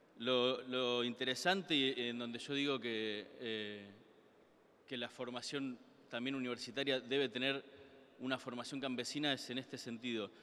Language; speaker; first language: Spanish; native; Spanish